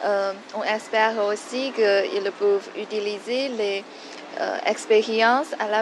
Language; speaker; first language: French; non-native, learner; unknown